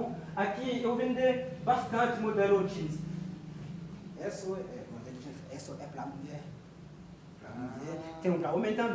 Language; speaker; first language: Portuguese; non-native, learner; Haitian Creole